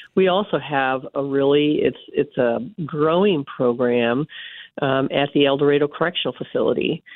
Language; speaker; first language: English; native; English